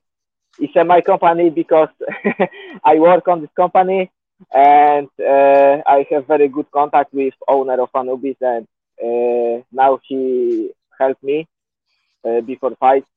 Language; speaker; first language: English; non-native, learner; Polish